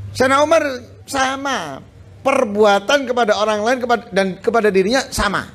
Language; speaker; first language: Indonesian; native; Indonesian